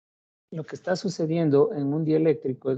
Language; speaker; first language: Spanish; native; Spanish